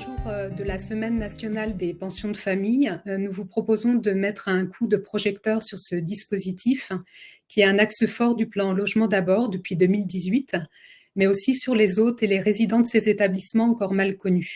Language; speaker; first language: French; native; French